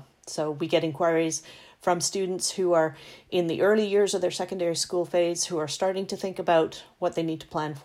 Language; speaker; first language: English; native; English